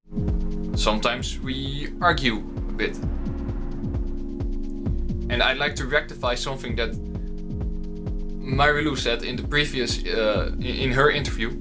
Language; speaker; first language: English; non-native, fluent; Dutch